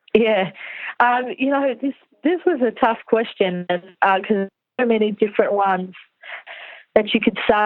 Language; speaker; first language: English; native; English